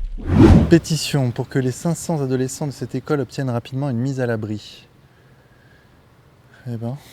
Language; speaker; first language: French; native; French